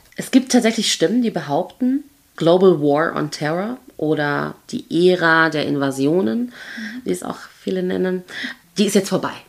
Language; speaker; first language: German; native; German